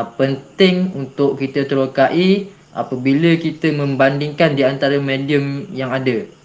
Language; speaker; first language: Malay; native; Malay